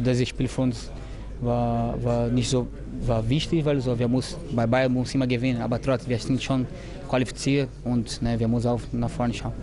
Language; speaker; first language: German; non-native, learner; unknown